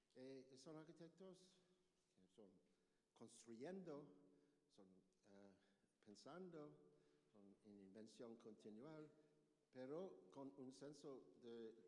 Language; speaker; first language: Spanish; non-native, learner; English